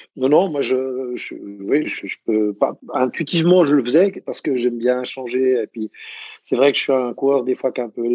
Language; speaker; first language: French; native; French